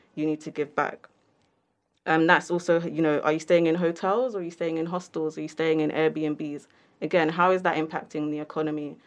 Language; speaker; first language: English; native; English